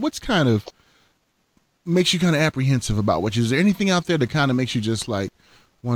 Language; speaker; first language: English; native; English